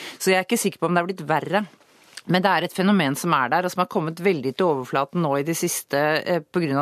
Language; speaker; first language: Norwegian; native; Norwegian